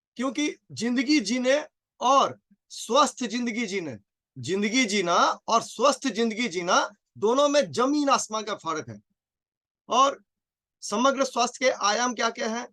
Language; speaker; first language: Hindi; native; Hindi